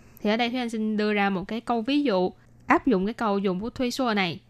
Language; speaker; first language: Vietnamese; native; Vietnamese